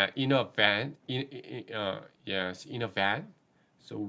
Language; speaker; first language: English; non-native, learner; Korean